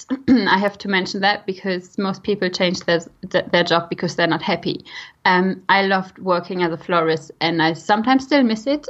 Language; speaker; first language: English; non-native, fluent; German